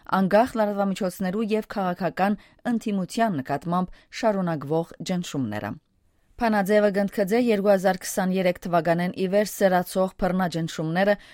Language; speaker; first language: Armenian; early bilingual, heritage; Armenian